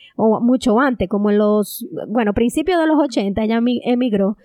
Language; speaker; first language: Spanish; native; Spanish